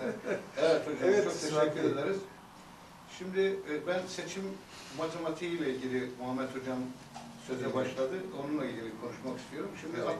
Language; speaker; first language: Turkish; native; Turkish